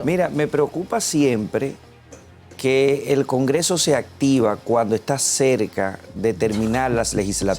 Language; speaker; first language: Spanish; native; Spanish